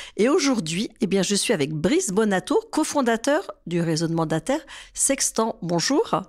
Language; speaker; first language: French; native; French